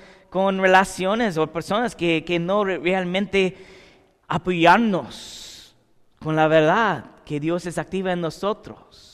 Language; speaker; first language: Spanish; non-native, learner; English